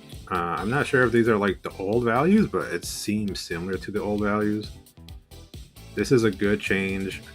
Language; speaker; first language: English; native; English